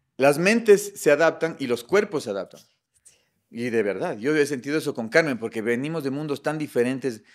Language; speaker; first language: Spanish; native; Spanish